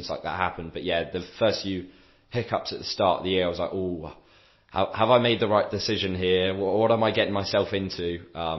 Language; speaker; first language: English; native; English